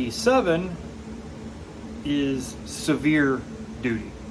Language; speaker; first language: English; native; English